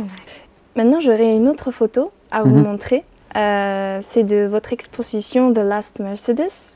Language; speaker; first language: French; native; French